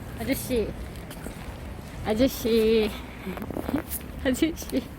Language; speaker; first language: Korean; non-native, learner; Turkish